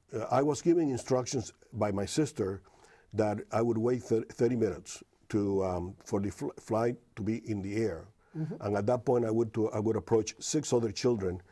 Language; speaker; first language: English; non-native, fluent; Spanish